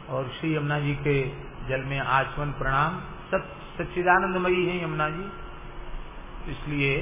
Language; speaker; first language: Hindi; native; Hindi